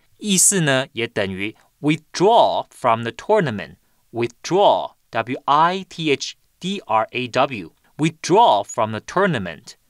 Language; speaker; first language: English; non-native, fluent; Chinese